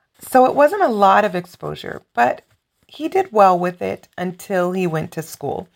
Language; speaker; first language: English; native; English